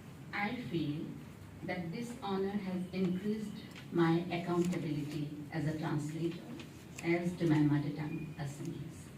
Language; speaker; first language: English; non-native, local second language; Assamese